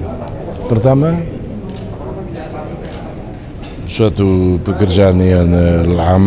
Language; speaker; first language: Indonesian; non-native, fluent; Tetum